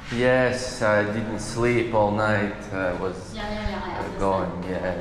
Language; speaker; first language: English; non-native, learner; Latvian